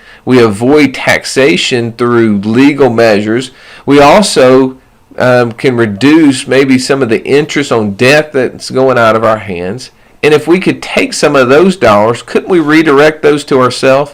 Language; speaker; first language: English; native; English